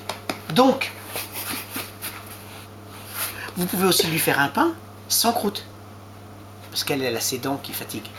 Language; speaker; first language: French; native; French